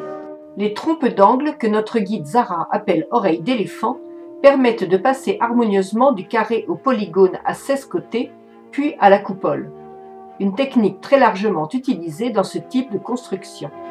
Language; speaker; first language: French; native; French